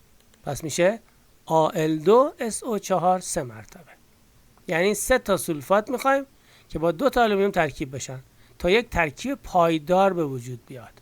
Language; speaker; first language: Persian; native; Persian